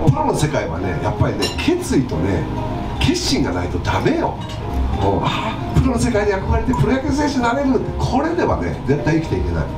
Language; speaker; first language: Japanese; native; Japanese